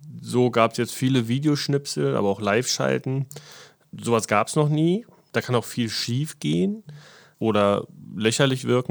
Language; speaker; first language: German; native; German